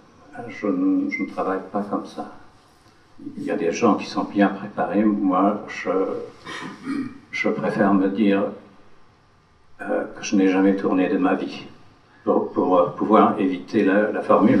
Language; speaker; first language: French; non-native, fluent; English